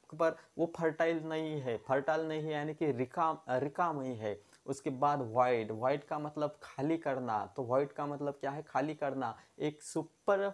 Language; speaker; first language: Hindi; non-native, local second language; Marathi